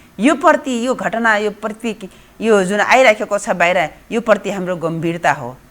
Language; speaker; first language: Nepali; non-native, local second language; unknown